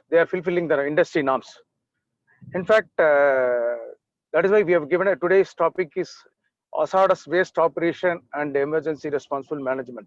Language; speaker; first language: English; non-native, local second language; Tamil